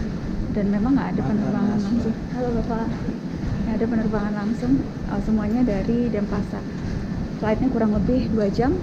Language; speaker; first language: Indonesian; native; Indonesian